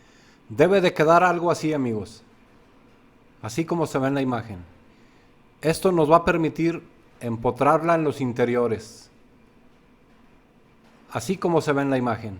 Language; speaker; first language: Spanish; native; Spanish